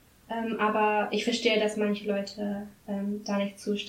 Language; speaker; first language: German; non-native, learner; English